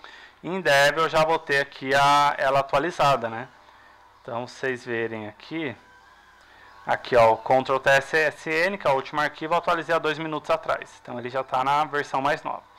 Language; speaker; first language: Portuguese; native; Portuguese